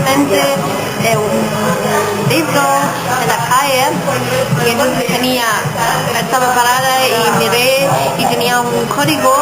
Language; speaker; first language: Spanish; non-native, fluent; German